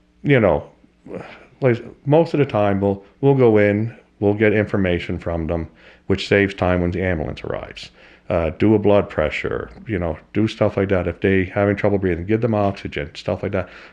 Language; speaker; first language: English; native; English